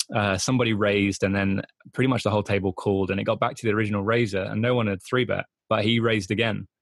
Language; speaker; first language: English; native; English